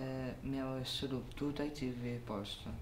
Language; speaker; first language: Polish; early bilingual, heritage; Polish